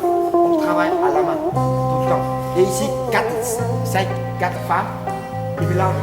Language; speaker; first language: French; non-native, fluent; Vietnamese